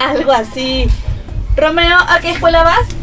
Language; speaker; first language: Spanish; native; Spanish